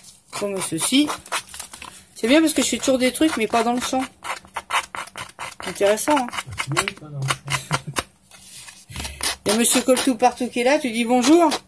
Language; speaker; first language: French; native; French